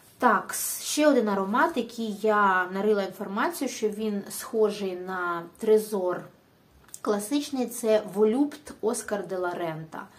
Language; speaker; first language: Ukrainian; native; Ukrainian